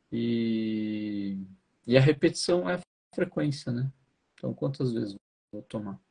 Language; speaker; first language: Portuguese; native; Portuguese